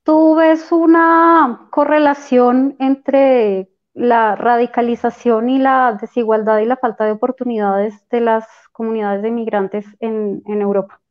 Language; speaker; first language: Spanish; native; Spanish